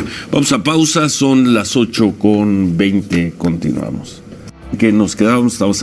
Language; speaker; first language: Spanish; native; Spanish